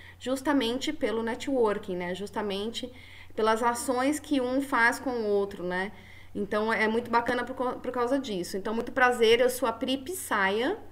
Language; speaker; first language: Portuguese; native; Portuguese